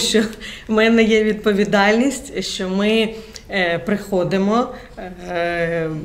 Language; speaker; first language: Ukrainian; non-native, local second language; Russian